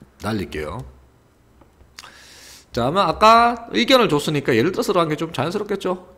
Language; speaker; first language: Korean; native; Korean